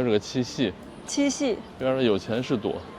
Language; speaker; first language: Chinese; native; Chinese